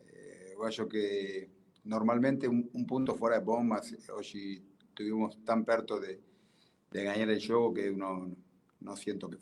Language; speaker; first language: Portuguese; non-native, learner; Spanish